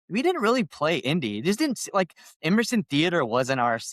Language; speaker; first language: English; native; English